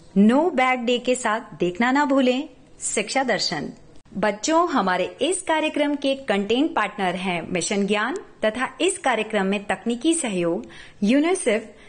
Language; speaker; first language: Hindi; native; Hindi